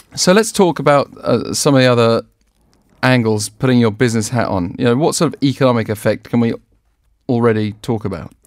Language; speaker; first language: English; native; English